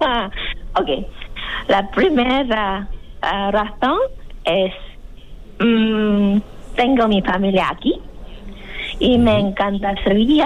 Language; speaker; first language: Spanish; non-native, learner; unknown